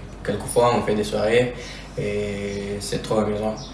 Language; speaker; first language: French; non-native, fluent; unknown